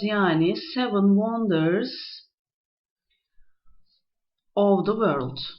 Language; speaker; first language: English; non-native, fluent; Turkish